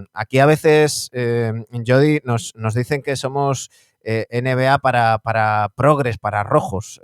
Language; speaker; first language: Spanish; native; Spanish